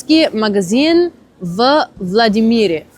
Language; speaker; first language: Russian; non-native, learner; English